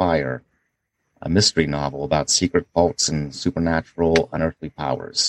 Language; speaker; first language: English; native; English